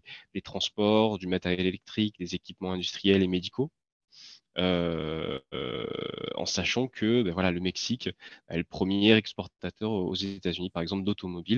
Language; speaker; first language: French; native; French